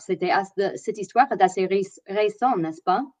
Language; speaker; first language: French; non-native, fluent; English